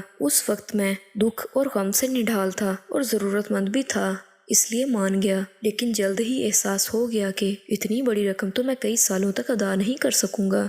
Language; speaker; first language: Urdu; native; Urdu